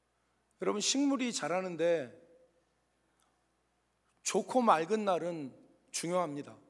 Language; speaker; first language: Korean; native; Korean